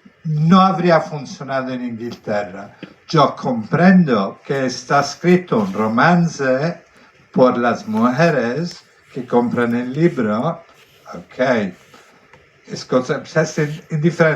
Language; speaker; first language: Spanish; non-native, fluent; Italian